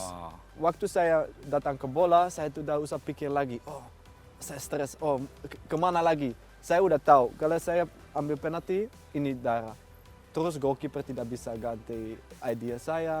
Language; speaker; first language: Indonesian; non-native, fluent; Dutch